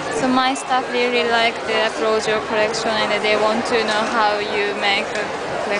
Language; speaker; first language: English; non-native, learner; Japanese